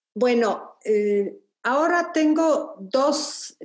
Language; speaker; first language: Spanish; non-native, fluent; Polish